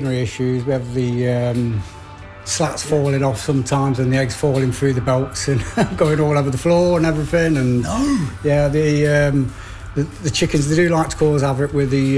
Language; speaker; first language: English; native; English